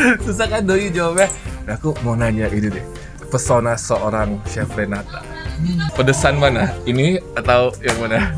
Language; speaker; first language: Indonesian; native; Indonesian